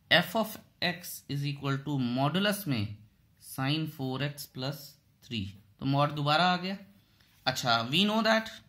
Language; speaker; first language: Hindi; native; Hindi